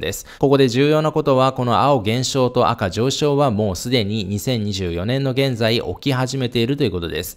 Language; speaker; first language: Japanese; native; Japanese